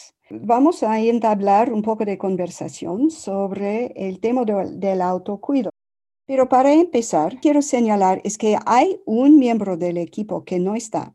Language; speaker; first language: Spanish; non-native, fluent; English